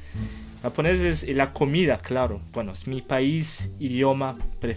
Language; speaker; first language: Spanish; non-native, fluent; Portuguese